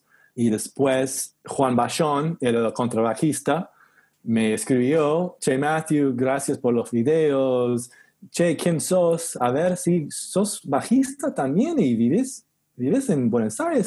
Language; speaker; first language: Spanish; non-native, learner; English